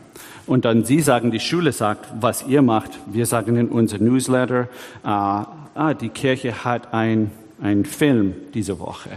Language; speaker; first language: German; early bilingual, heritage; German